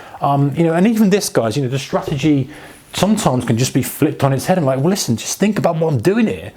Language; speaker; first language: English; native; English